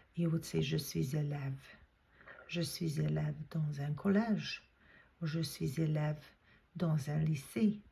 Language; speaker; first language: French; non-native, fluent; English